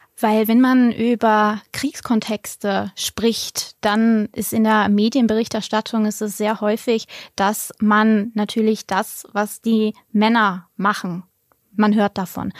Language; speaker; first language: German; native; German